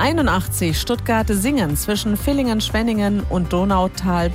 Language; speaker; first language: German; native; German